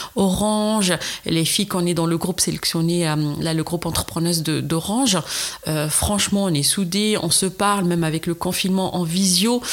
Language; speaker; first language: French; non-native, local second language; Arabic